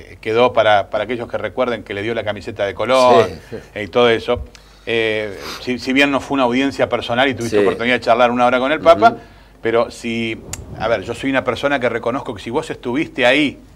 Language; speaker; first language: Spanish; native; Spanish